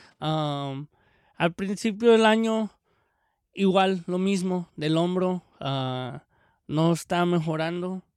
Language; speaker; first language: Spanish; early bilingual, heritage; Spanish